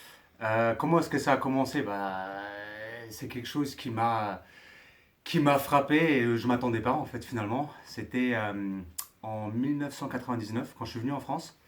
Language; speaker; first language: French; native; French